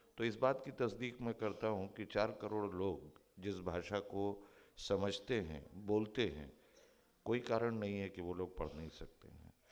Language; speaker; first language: Hindi; native; Hindi